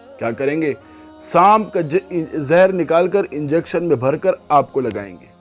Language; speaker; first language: Urdu; non-native, local second language; Pashto